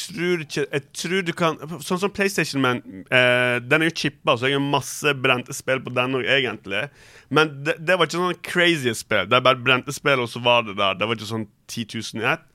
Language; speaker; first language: Norwegian; early bilingual, other home language; Turkish